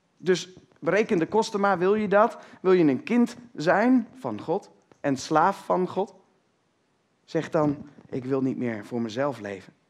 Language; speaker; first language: Dutch; native; Dutch